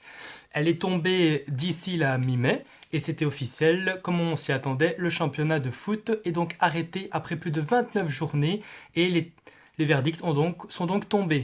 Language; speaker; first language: French; native; French